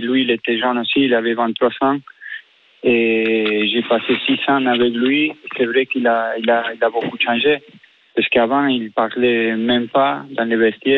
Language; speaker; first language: French; non-native, fluent; Spanish